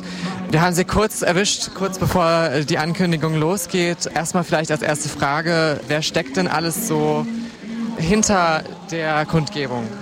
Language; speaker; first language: German; native; German